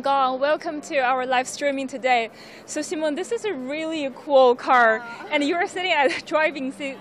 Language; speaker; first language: English; non-native, fluent; Chinese